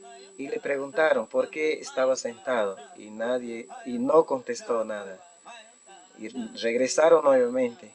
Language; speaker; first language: Spanish; non-native, local second language; Shipibo-Conibo